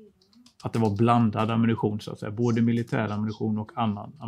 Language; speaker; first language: Swedish; native; Swedish